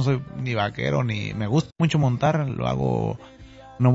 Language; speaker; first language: Spanish; native; Spanish